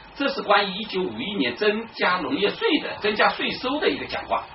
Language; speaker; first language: Chinese; native; Chinese